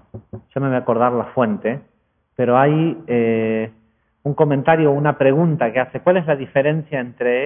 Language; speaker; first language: Spanish; native; Spanish